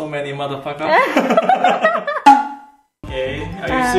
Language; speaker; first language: English; non-native, learner; Korean